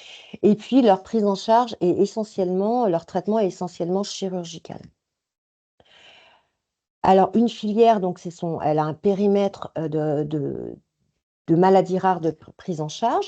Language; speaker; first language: French; native; French